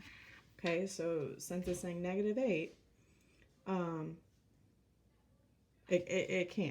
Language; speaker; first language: English; native; English